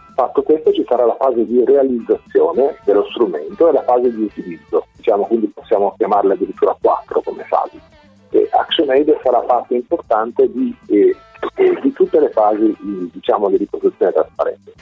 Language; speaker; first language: Italian; native; Italian